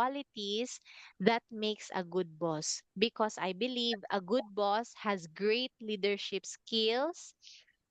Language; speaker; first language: English; non-native, fluent; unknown